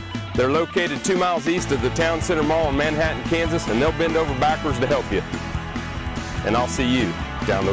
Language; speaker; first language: English; native; English